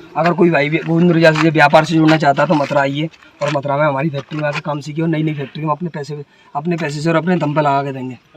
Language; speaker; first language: Hindi; native; Hindi